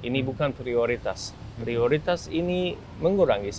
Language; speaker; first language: Indonesian; non-native, fluent; German